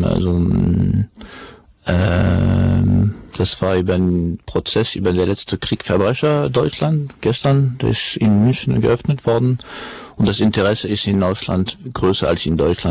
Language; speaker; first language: German; non-native, fluent; French